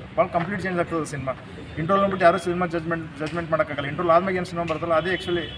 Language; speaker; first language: Kannada; native; Kannada